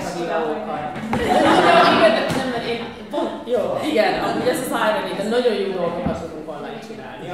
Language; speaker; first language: Hungarian; early bilingual, heritage; Hungarian